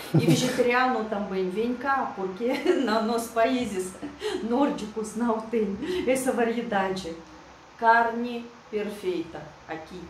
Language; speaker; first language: Portuguese; non-native, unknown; Russian